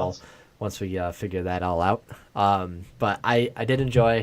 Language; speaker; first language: English; native; English